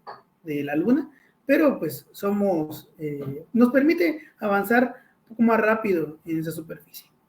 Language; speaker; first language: Spanish; native; Spanish